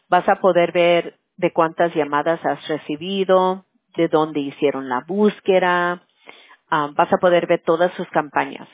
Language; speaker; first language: Spanish; early bilingual, heritage; English